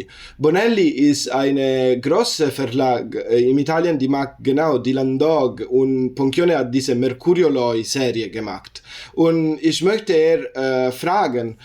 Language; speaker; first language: German; non-native, learner; Italian